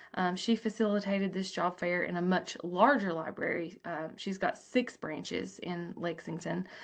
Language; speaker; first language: English; native; English